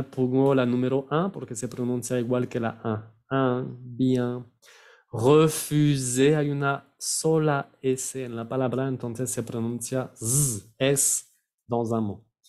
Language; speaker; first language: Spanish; non-native, fluent; French